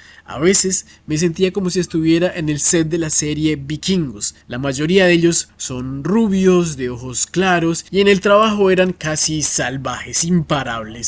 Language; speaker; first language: Spanish; native; Spanish